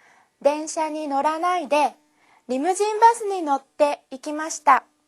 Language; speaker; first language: Japanese; non-native, fluent; Korean